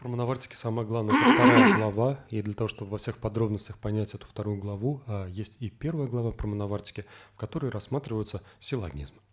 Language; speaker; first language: Russian; native; Russian